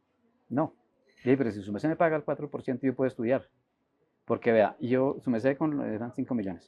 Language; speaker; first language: Spanish; native; Spanish